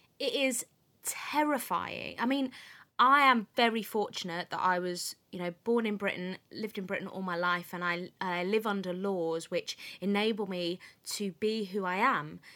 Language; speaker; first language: English; native; English